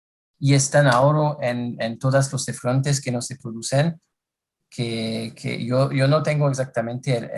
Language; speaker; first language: Spanish; non-native, fluent; French